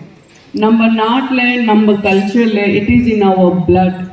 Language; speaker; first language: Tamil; non-native, local second language; Gujarati